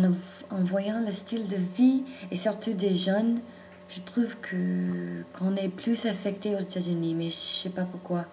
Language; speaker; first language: French; non-native, fluent; English